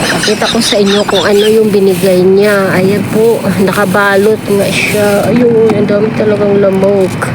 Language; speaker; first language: Filipino; non-native, local second language; Cebuano